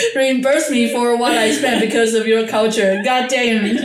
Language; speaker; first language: English; non-native, fluent; Chinese